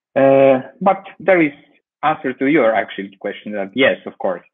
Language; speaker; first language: English; non-native, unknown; Polish